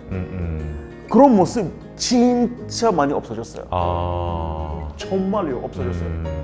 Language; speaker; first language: Korean; non-native, learner; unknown